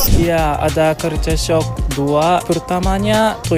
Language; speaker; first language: Indonesian; non-native, learner; Japanese